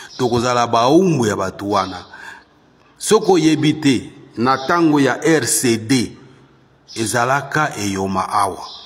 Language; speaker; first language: Lingala; non-native, local second language; Swahili